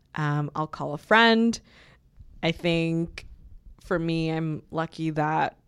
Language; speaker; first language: English; native; English